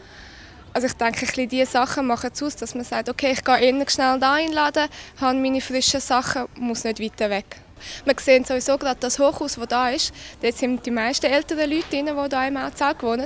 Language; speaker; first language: German; native; German